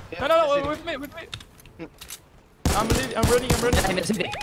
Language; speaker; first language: English; non-native, learner; Portuguese